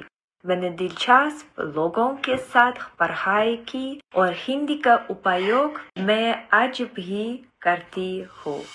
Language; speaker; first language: Hindi; non-native, fluent; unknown